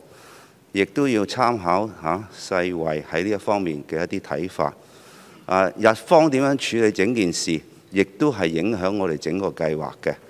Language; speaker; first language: Chinese; non-native, local second language; Cantonese